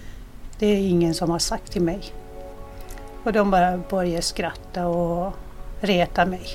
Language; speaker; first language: Swedish; non-native, fluent; Persian